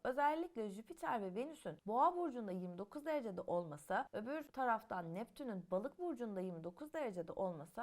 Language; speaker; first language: Turkish; native; Turkish